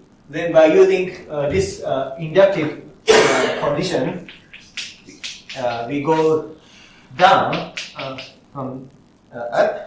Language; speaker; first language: English; non-native, fluent; Japanese